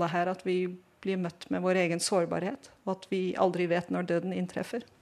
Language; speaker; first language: Norwegian; non-native, fluent; Dutch